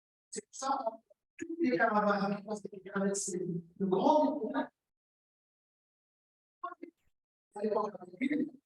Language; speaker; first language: French; non-native, fluent; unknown